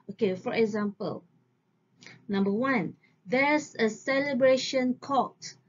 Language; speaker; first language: English; non-native, local second language; Malay